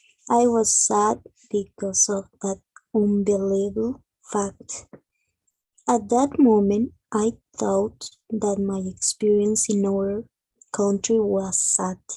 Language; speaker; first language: English; non-native, learner; Spanish